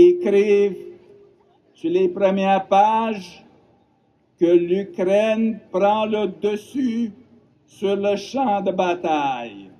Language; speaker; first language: French; non-native, local second language; Ukrainian